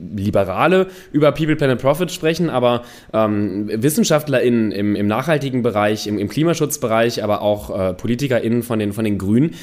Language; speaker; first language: German; native; German